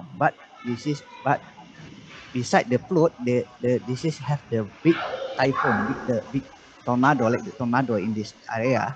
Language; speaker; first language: English; non-native, learner; Indonesian